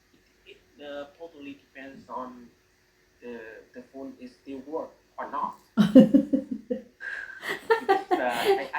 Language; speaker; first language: English; non-native, learner; Vietnamese